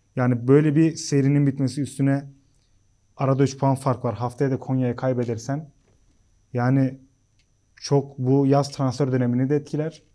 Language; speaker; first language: Turkish; native; Turkish